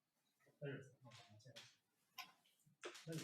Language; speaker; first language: Japanese; native; Japanese